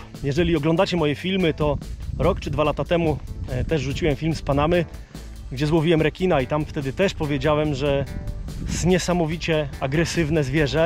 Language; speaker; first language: Polish; native; Polish